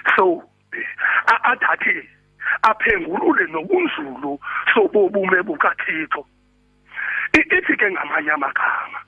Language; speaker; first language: Zulu; non-native, local second language; Xhosa